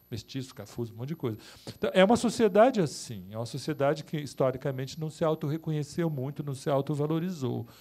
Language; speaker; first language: Portuguese; native; Portuguese